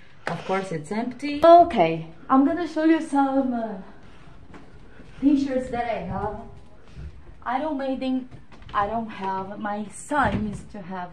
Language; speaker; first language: English; non-native, learner; Portuguese